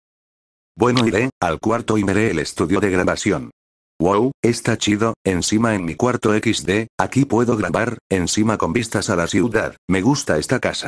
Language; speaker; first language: Spanish; native; Spanish